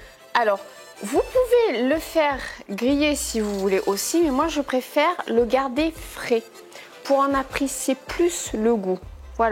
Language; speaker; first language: French; native; French